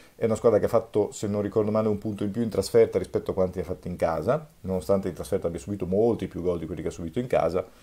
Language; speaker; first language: Italian; native; Italian